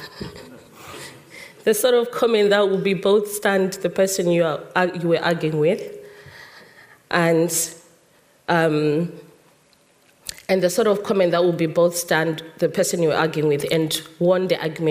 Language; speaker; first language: English; non-native, local second language; Shona